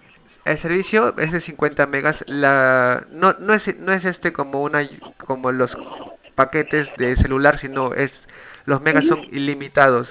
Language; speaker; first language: Spanish; native; Spanish